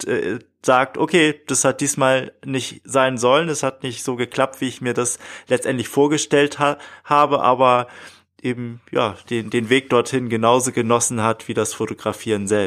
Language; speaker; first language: German; native; German